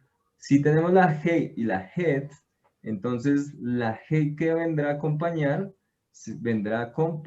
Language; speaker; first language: Spanish; native; Spanish